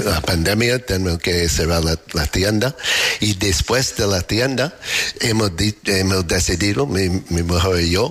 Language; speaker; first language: Spanish; non-native, learner; English